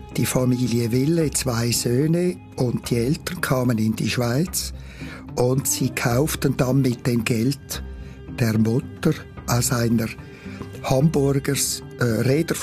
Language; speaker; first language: German; native; German